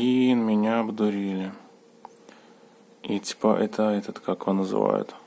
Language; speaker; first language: Russian; native; Russian